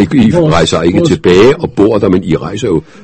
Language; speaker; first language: Danish; native; Danish